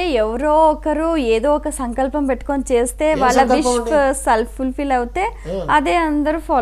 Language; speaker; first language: Telugu; native; Telugu